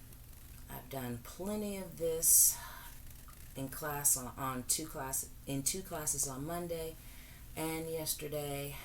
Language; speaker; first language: English; native; English